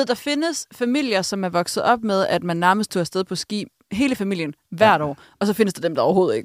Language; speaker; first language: Danish; native; Danish